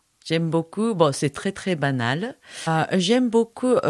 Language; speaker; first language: French; non-native, fluent; Japanese